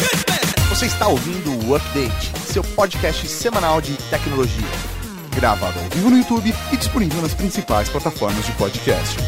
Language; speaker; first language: Portuguese; native; Portuguese